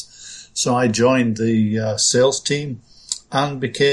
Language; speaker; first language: English; native; English